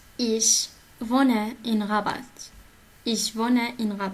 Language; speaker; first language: German; non-native, fluent; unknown